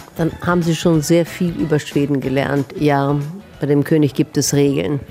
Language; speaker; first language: German; native; German